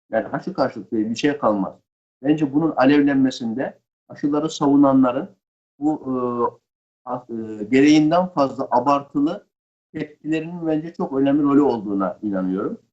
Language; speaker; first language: Turkish; native; Turkish